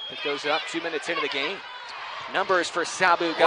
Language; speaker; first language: English; native; English